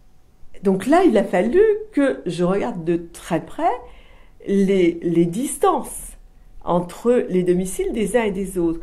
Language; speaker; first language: French; native; French